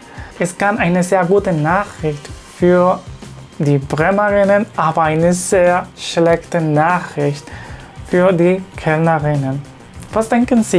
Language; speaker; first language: German; non-native, learner; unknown